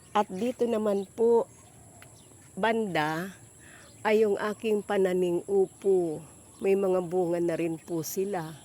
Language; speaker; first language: Filipino; native; Filipino